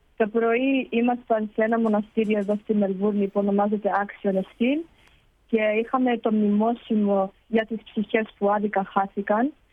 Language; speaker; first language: Greek; early bilingual, heritage; Greek